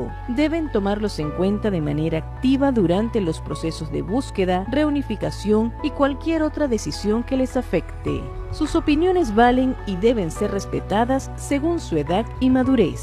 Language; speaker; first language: Spanish; native; Spanish